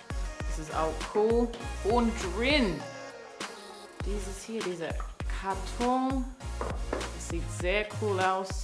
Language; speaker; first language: German; non-native, learner; English